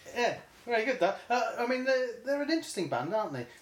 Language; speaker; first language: English; native; English